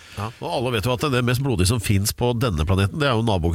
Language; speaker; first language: Norwegian; native; Norwegian